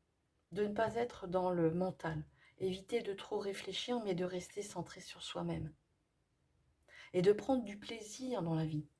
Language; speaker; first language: French; native; French